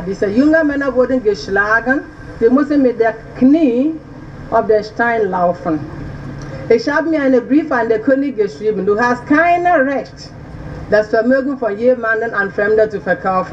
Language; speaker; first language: German; non-native, learner; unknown